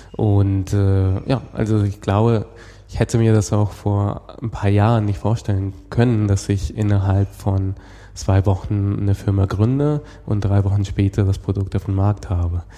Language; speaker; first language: German; non-native, fluent; Spanish